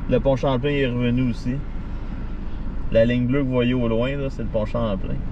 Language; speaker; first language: French; native; French